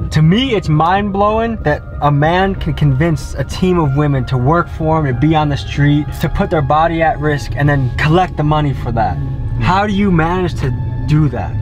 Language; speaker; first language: English; native; English